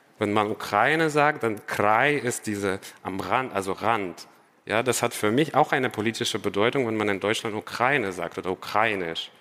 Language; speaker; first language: German; non-native, fluent; Ukrainian